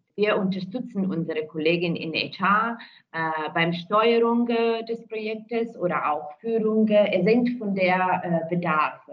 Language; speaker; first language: German; non-native, fluent; Italian